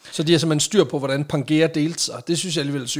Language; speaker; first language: Danish; native; Danish